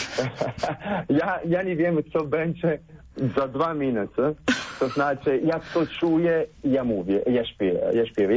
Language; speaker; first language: Polish; non-native, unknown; Italian